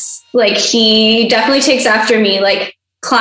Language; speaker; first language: English; native; English